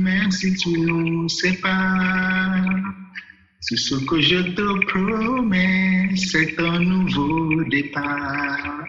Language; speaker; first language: French; non-native, fluent; Yoruba